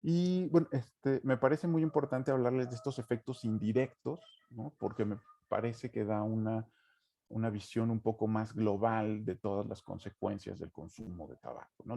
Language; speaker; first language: Spanish; native; Spanish